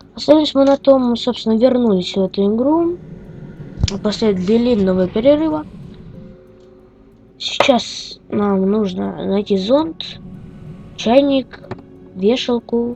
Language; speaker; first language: Russian; native; Russian